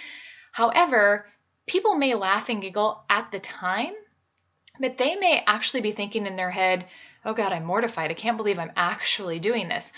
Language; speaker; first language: English; native; English